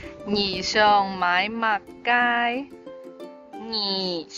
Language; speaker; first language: Chinese; non-native, local second language; Hakka Chinese